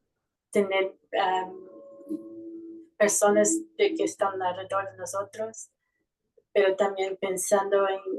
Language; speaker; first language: Spanish; non-native, fluent; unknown